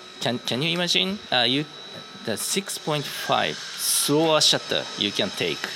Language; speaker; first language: English; non-native, learner; Japanese